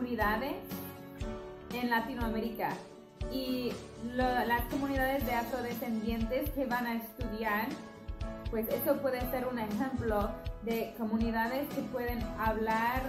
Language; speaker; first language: Spanish; non-native, fluent; English